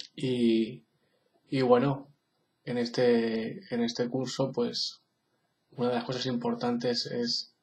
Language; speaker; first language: Spanish; native; Spanish